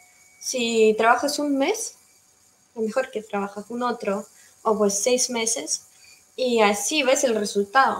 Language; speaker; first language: Spanish; non-native, fluent; Russian